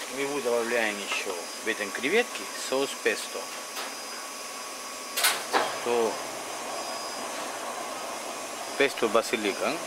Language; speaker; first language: Russian; non-native, learner; Spanish